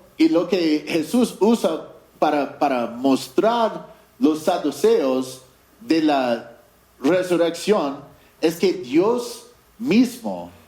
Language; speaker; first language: Spanish; non-native, fluent; English